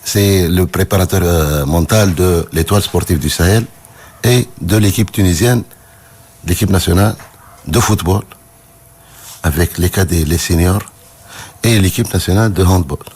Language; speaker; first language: French; non-native, local second language; Arabic